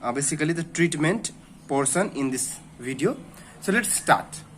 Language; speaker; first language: English; non-native, local second language; Nepali